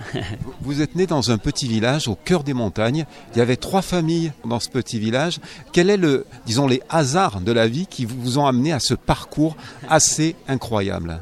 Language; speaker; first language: French; native; French